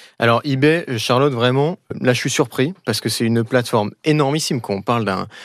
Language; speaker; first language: French; native; French